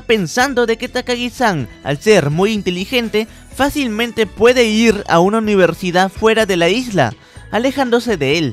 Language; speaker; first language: Spanish; native; Spanish